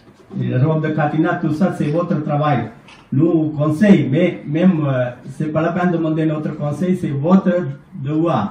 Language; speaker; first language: French; non-native, fluent; Sinhala